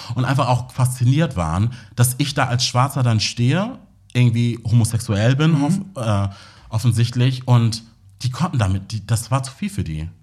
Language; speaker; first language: German; native; German